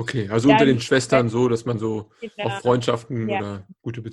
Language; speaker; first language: German; native; German